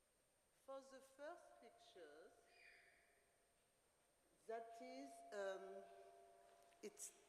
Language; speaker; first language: English; non-native, learner; French